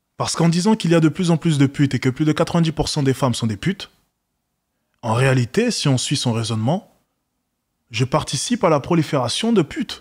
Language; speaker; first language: French; native; French